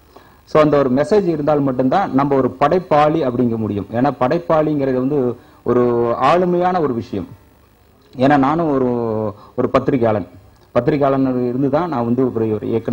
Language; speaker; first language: Tamil; native; Tamil